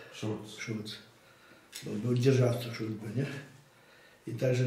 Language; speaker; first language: Polish; native; Polish